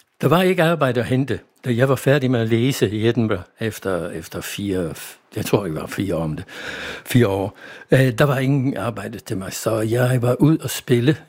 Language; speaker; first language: Danish; non-native, fluent; English